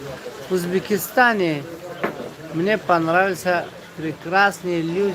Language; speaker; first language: Russian; non-native, fluent; Tajik